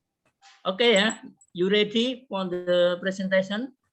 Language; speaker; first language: English; non-native, learner; Indonesian